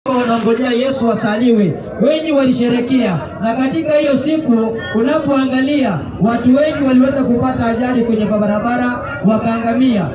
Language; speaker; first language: Swahili; non-native, local second language; Gusii